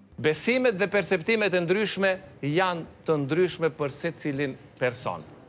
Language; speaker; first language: Albanian; native; Albanian